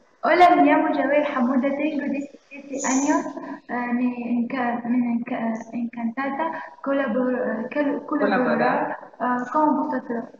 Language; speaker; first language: Spanish; non-native, learner; Arabic